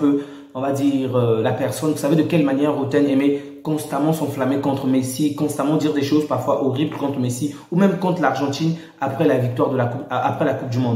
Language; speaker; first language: French; native; French